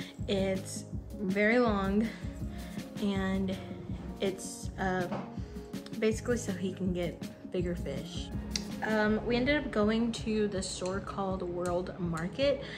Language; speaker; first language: English; early bilingual, other home language; Spanish